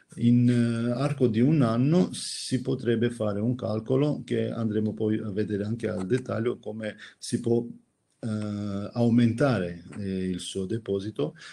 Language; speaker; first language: Italian; non-native, fluent; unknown